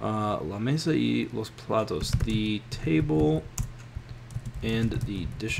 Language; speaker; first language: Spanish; non-native, learner; English